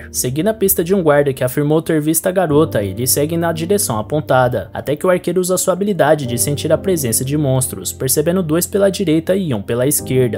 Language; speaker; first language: Portuguese; native; Portuguese